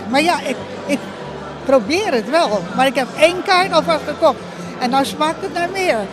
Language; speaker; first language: Dutch; non-native, local second language; Papiamento